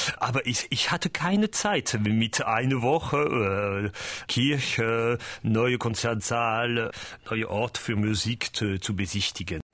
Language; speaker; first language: German; non-native, learner; French